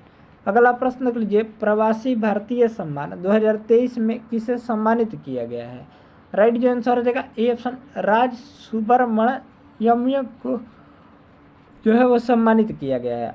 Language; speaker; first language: Hindi; native; Hindi